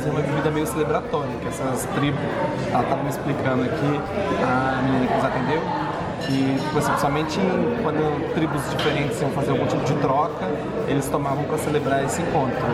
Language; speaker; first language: Portuguese; native; Portuguese